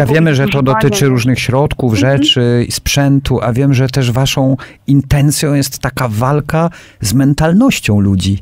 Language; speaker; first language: Polish; native; Polish